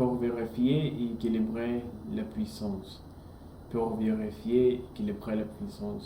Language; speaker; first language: French; non-native, learner; English